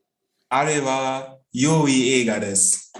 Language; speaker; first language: Japanese; non-native, learner; German